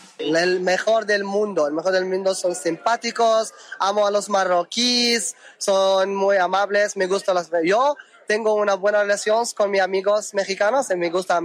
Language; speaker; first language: Spanish; non-native, learner; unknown